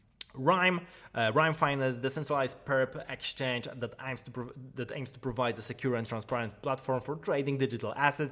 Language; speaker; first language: English; non-native, fluent; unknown